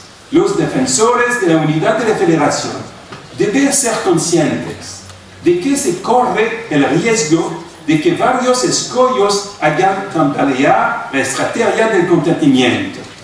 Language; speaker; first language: Spanish; non-native, fluent; French